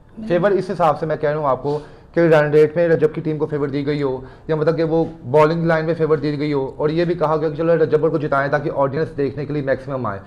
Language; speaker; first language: Urdu; non-native, local second language; Punjabi